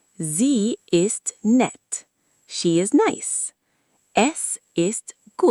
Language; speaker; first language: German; non-native, fluent; Arabic